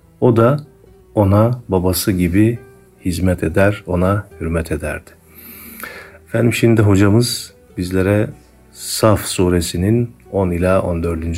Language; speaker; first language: Turkish; native; Turkish